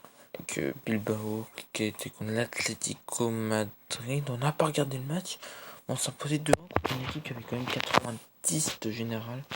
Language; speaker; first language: French; native; French